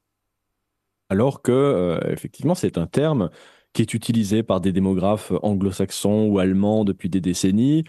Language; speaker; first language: French; native; French